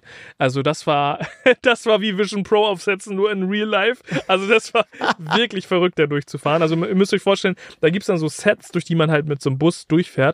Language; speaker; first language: German; native; German